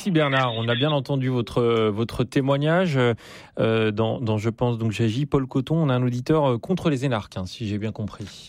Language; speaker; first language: French; native; French